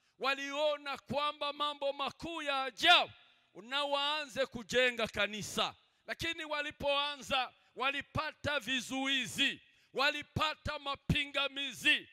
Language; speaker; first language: Swahili; non-native, local second language; Kinyarwanda